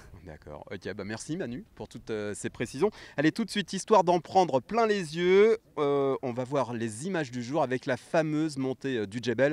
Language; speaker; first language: French; native; French